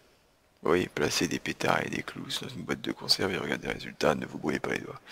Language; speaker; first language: French; native; French